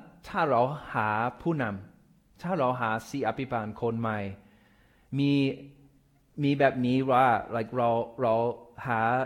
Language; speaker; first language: Thai; non-native, fluent; English